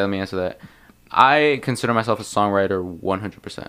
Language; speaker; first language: English; early bilingual, other home language; Spanish